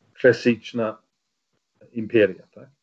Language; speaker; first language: Ukrainian; non-native, learner; English